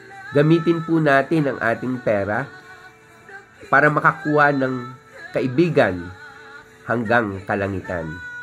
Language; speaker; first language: Filipino; native; Filipino